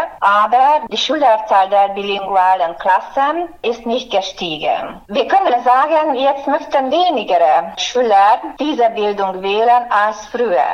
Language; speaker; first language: German; non-native, fluent; Hungarian